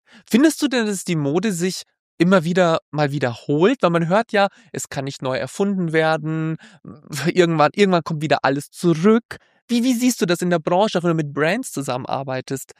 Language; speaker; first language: German; native; German